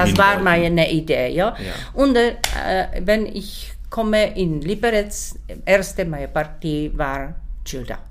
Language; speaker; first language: German; non-native, learner; Czech